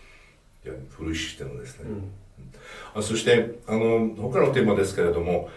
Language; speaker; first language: Japanese; non-native, fluent; Hungarian